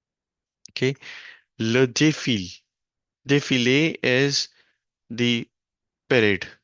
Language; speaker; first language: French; non-native, fluent; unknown